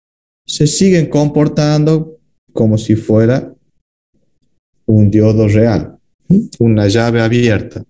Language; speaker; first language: Spanish; native; Spanish